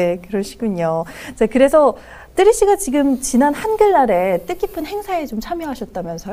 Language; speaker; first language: Korean; native; Korean